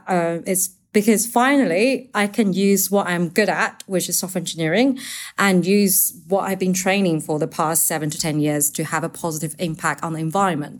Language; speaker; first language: English; non-native, fluent; Chinese